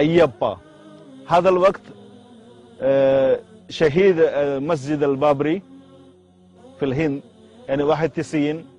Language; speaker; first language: Arabic; non-native, learner; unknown